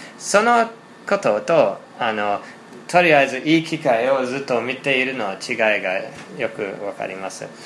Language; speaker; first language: Japanese; non-native, fluent; English